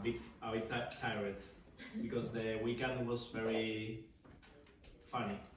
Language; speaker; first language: English; non-native, learner; Spanish